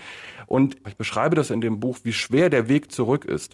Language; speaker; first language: German; native; German